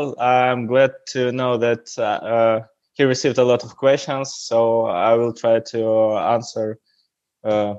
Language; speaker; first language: English; non-native, learner; Russian